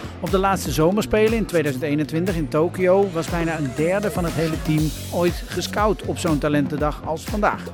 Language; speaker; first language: Dutch; native; Dutch